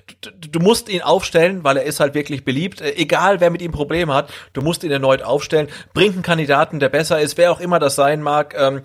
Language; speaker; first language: German; native; German